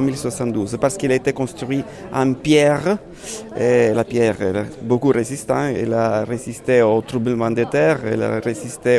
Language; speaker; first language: French; non-native, fluent; Italian